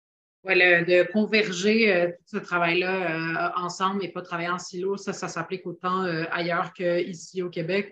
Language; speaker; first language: French; native; French